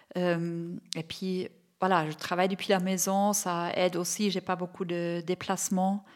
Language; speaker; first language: French; non-native, fluent; German